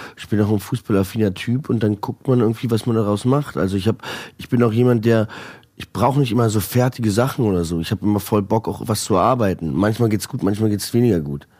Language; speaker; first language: German; early bilingual, other home language; Croatian